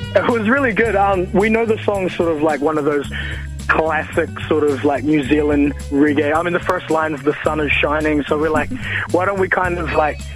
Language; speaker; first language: English; native; English